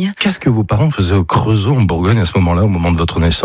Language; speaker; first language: French; native; French